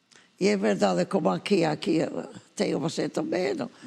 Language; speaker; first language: Portuguese; non-native, fluent; English